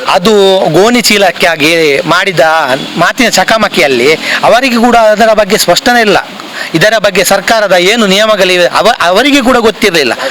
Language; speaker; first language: Kannada; non-native, local second language; Tulu